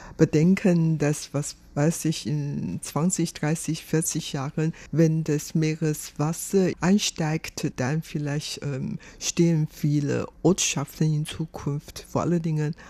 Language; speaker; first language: German; non-native, fluent; Chinese